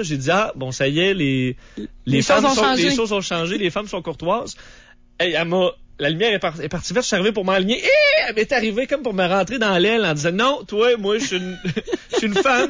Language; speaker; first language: French; native; French